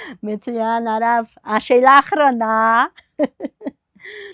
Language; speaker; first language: Hebrew; non-native, fluent; Portuguese